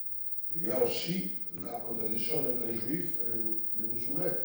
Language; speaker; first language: French; non-native, learner; Italian